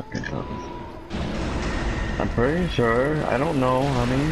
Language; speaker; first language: English; native; English